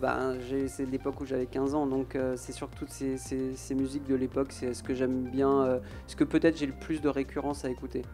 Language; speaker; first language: French; native; French